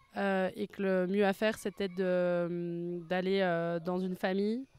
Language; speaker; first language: French; native; French